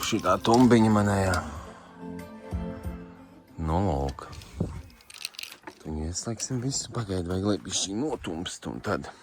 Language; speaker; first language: Latvian; native; Latvian